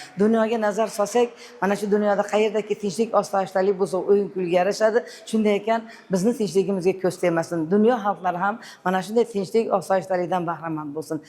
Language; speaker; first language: Uzbek; non-native, local second language; Uyghur